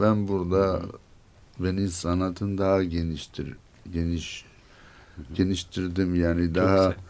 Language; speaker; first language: Turkish; non-native, learner; Armenian